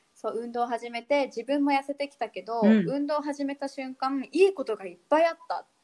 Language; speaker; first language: Japanese; native; Japanese